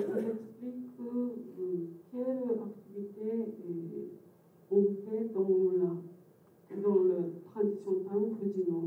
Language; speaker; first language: French; non-native, fluent; Japanese